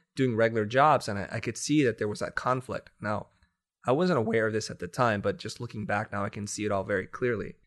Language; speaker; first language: English; native; English